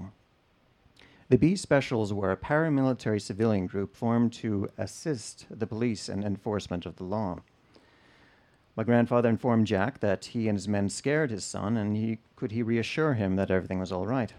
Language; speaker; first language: English; native; English